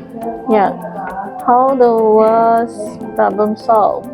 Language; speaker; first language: English; non-native, local second language; Indonesian